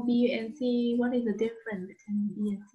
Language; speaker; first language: English; non-native, learner; Vietnamese